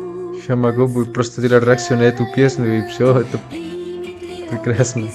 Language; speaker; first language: Russian; non-native, fluent; Spanish